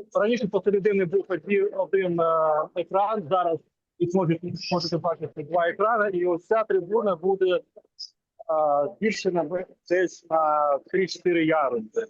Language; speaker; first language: Ukrainian; non-native, local second language; Russian